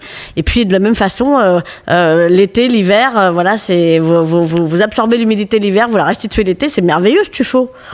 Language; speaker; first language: French; native; French